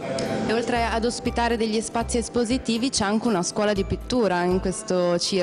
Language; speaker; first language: Italian; native; Italian